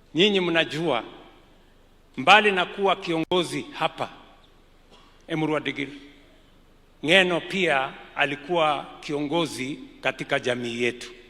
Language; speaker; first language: Swahili; non-native, local second language; Kalenjin